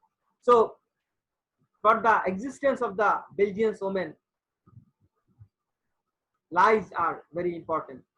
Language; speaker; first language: English; non-native, local second language; Bangla